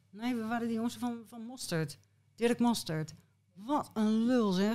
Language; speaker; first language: Dutch; native; Dutch